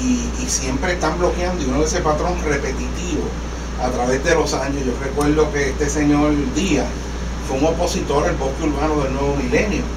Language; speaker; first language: Spanish; native; Spanish